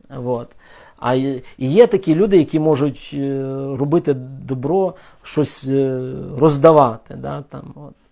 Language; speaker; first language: Ukrainian; non-native, local second language; Russian